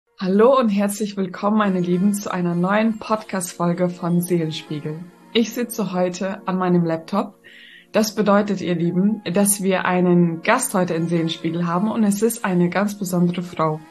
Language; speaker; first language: German; native; German